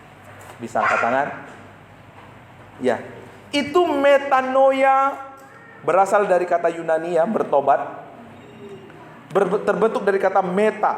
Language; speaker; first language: Indonesian; native; Indonesian